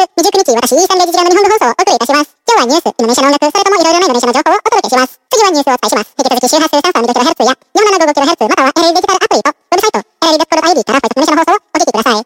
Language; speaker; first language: Japanese; non-native, fluent; Indonesian